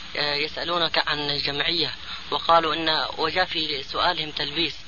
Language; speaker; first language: Arabic; native; Arabic